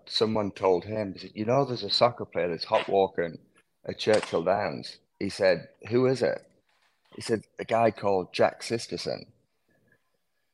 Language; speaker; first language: English; native; English